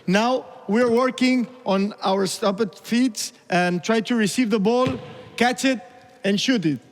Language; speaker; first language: English; non-native, learner; Spanish